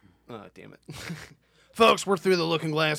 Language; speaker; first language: English; native; English